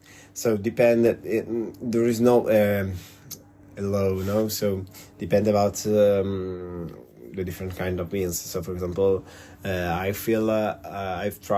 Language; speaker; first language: English; non-native, learner; Italian